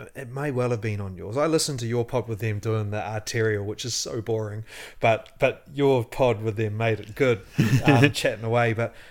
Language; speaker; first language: English; native; English